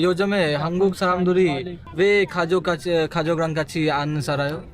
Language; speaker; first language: Korean; non-native, learner; Hindi